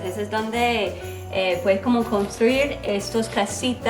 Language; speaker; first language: Spanish; non-native, learner; English